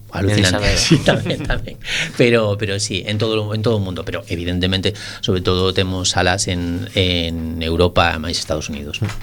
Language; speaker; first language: Galician; non-native, local second language; Spanish